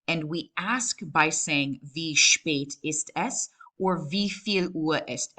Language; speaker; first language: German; non-native, fluent; English